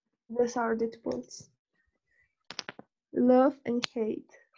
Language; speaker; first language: English; non-native, fluent; Spanish